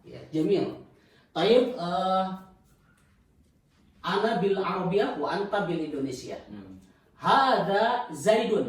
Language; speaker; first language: Arabic; non-native, fluent; Indonesian